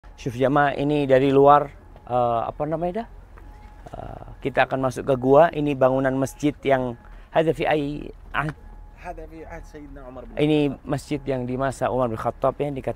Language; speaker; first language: Indonesian; native; Indonesian